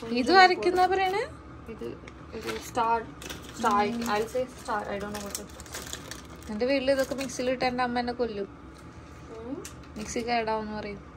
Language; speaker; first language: Malayalam; non-native, learner; Tamil